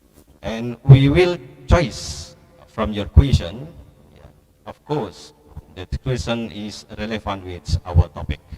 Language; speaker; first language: English; non-native, learner; Indonesian